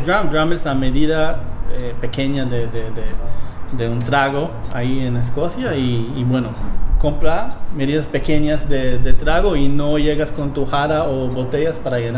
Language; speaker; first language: Spanish; non-native, fluent; English